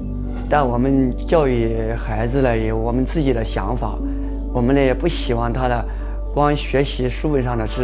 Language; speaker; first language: Chinese; native; Chinese